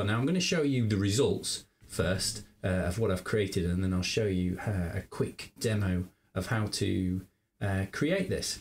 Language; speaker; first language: English; native; English